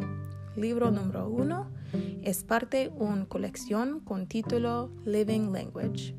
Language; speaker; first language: Spanish; non-native, learner; English